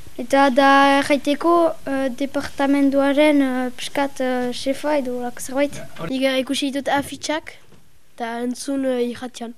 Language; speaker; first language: Basque; non-native, local second language; French